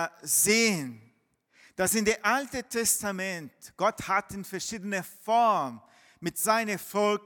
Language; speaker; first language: German; non-native, fluent; Portuguese